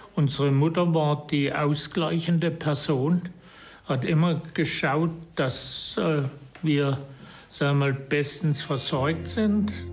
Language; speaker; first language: German; native; German